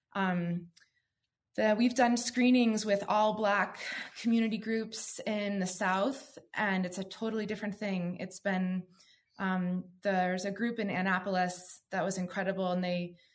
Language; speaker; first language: English; native; English